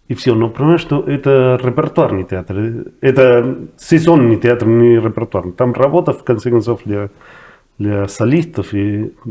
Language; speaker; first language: Russian; non-native, fluent; Spanish